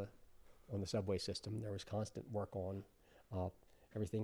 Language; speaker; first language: English; native; English